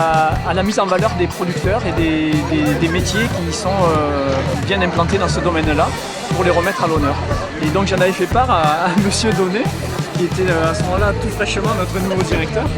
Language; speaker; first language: French; native; French